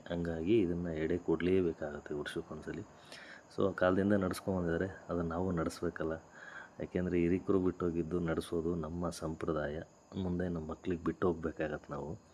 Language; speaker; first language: Kannada; native; Kannada